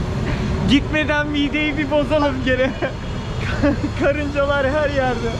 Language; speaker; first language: Turkish; native; Turkish